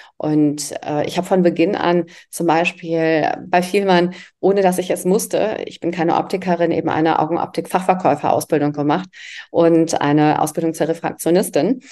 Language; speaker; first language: German; early bilingual, other home language; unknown